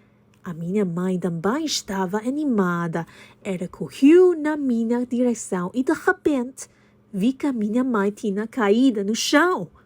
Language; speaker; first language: Portuguese; non-native, learner; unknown